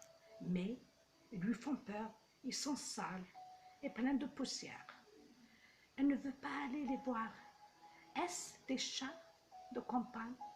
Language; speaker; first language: French; non-native, local second language; Arabic